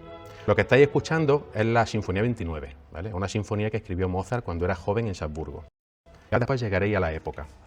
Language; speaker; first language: Spanish; native; Spanish